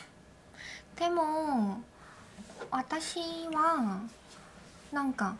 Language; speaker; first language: Japanese; non-native, learner; Korean